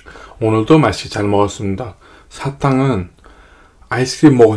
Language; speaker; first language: Korean; non-native, learner; Russian